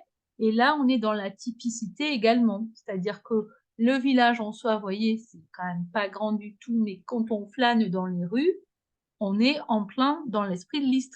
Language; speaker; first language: French; native; French